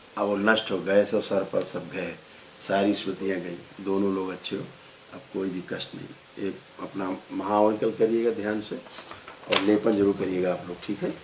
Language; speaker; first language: Hindi; native; Hindi